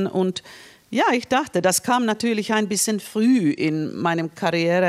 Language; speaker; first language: German; non-native, fluent; Finnish